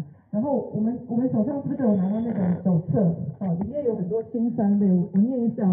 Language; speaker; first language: Chinese; native; Chinese